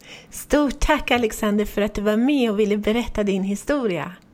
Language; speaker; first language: Swedish; native; Swedish